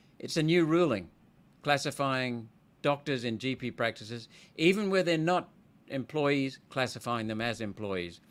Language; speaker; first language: English; native; English